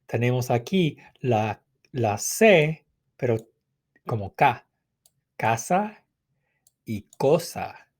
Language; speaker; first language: Spanish; non-native, fluent; English